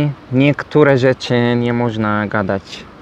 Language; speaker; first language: Polish; non-native, learner; Turkish